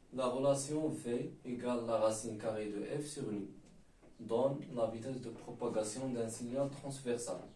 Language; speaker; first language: French; non-native, local second language; Arabic